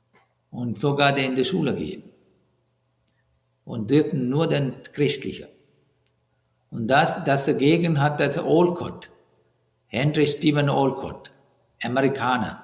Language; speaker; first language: German; non-native, learner; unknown